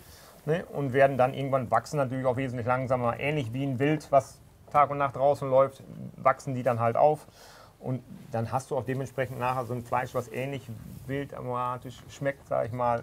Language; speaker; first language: German; native; German